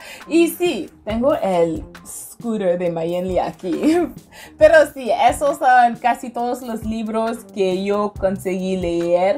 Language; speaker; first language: Spanish; non-native, fluent; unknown